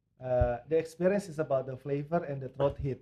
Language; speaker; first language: English; non-native, learner; Indonesian